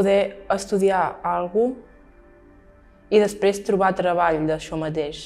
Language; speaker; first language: Catalan; non-native, local second language; Spanish